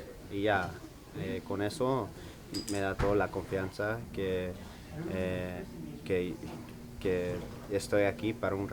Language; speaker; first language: Spanish; early bilingual, heritage; English